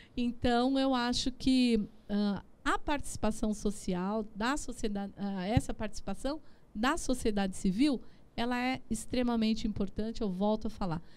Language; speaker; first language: Portuguese; native; Portuguese